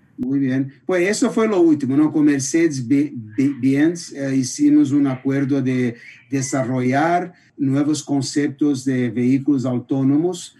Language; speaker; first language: Spanish; non-native, fluent; Portuguese